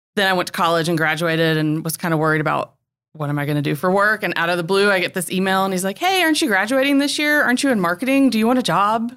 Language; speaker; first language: English; native; English